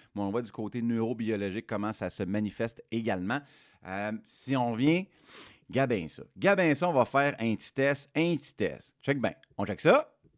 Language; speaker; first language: French; native; French